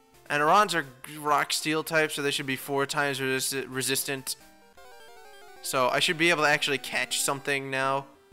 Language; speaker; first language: English; native; English